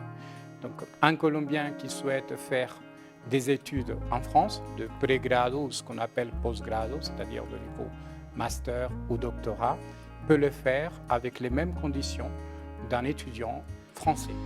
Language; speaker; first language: French; non-native, fluent; Spanish